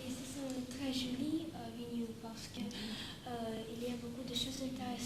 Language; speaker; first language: French; non-native, learner; Russian